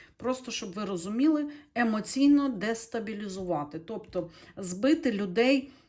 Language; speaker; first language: Ukrainian; non-native, local second language; Russian